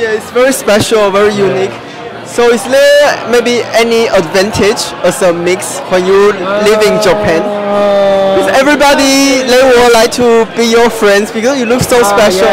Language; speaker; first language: English; non-native, fluent; Chinese